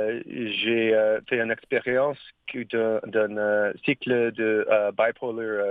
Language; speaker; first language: French; non-native, learner; English